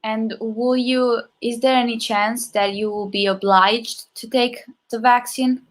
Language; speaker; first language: English; non-native, fluent; Italian